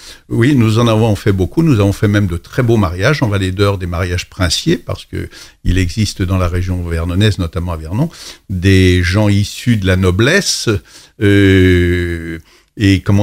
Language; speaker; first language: French; native; French